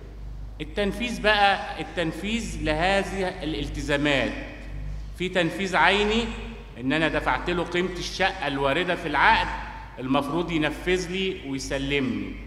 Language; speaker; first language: Arabic; native; Arabic